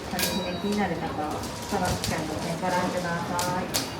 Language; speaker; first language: Japanese; native; Japanese